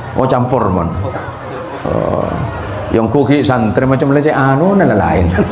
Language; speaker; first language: Indonesian; non-native, local second language; Madurese